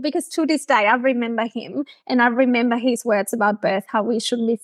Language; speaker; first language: English; non-native, fluent; German